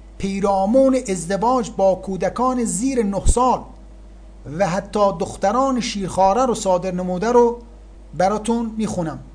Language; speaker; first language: Persian; native; Persian